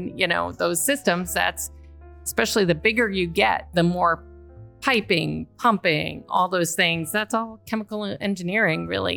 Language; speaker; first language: English; native; English